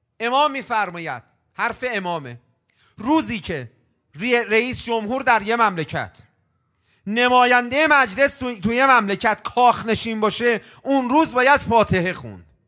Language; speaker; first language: Persian; native; Persian